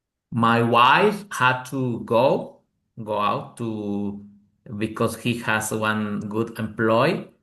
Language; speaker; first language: English; non-native, learner; Spanish